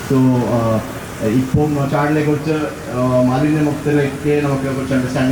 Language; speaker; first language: Malayalam; non-native, fluent; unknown